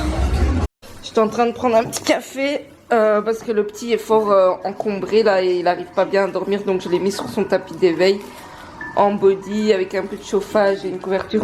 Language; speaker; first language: French; native; French